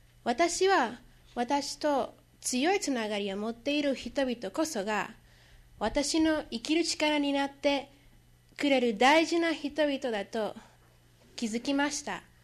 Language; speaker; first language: Japanese; non-native, learner; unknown